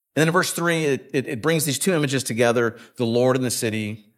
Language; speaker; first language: English; native; English